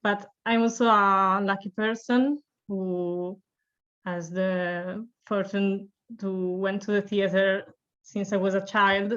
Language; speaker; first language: English; non-native, learner; Italian